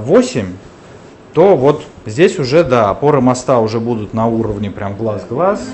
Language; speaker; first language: Russian; native; Russian